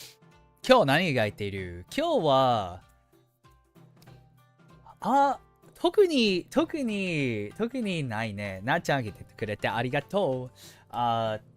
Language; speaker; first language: Japanese; non-native, fluent; English